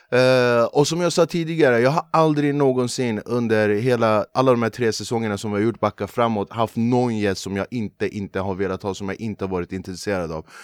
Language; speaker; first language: Swedish; early bilingual, other home language; Kurdish